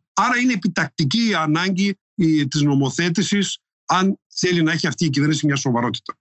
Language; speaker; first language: Greek; non-native, local second language; Turkish